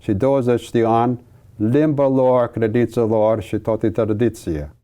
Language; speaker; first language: Romanian; early bilingual, heritage; English